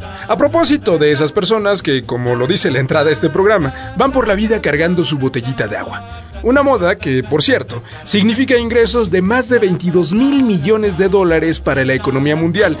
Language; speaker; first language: Spanish; native; Spanish